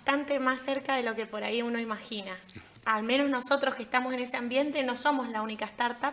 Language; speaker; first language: Spanish; native; Spanish